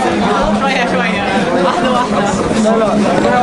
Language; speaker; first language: Arabic; non-native, learner; English